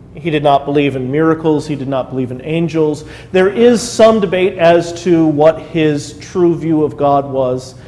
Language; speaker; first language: English; native; English